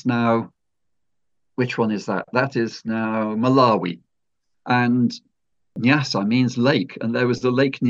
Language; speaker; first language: English; native; English